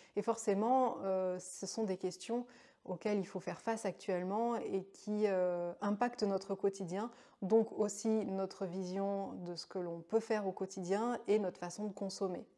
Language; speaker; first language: French; native; French